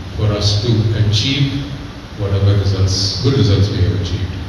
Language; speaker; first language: English; non-native, local second language; Malayalam